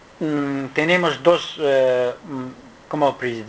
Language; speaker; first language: Spanish; non-native, learner; Kurdish